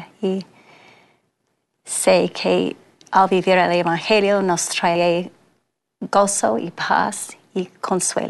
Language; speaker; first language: Spanish; non-native, fluent; English